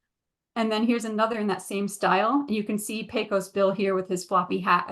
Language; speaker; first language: English; native; English